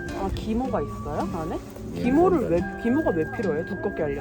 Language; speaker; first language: Korean; native; Korean